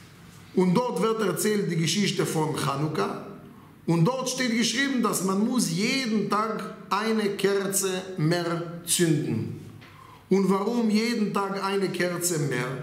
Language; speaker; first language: German; non-native, fluent; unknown